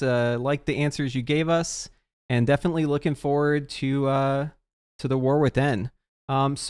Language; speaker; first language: English; native; English